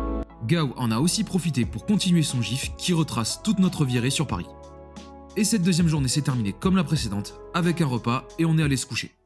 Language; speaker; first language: French; native; French